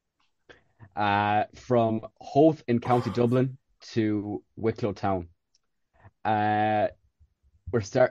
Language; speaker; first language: English; native; English